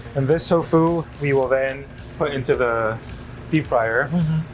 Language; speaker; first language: English; non-native, local second language; Cantonese